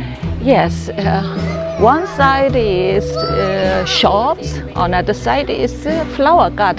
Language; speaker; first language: English; non-native, learner; Korean